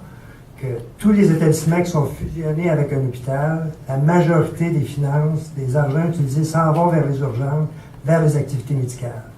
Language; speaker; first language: French; native; French